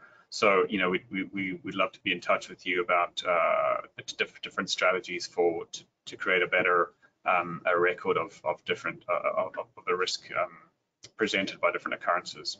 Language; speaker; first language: English; native; English